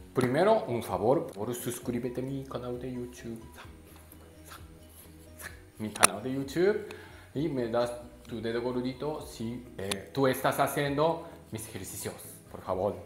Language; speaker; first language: Spanish; non-native, learner; Japanese